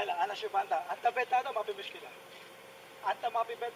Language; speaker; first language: Arabic; non-native, learner; Filipino